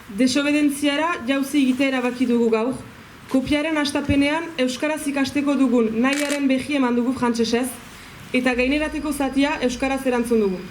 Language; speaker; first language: Basque; early bilingual, other home language; Wolof